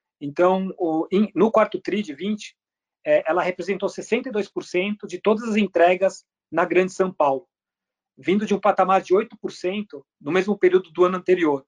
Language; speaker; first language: Portuguese; early bilingual, other home language; Spanish